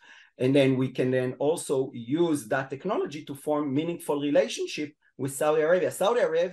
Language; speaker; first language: English; non-native, fluent; Hebrew